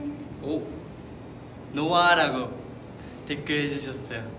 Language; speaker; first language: Korean; non-native, fluent; Japanese